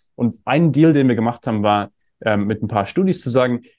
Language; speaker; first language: German; native; German